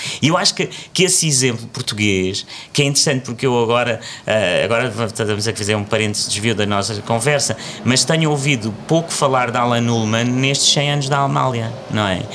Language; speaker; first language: Portuguese; native; Portuguese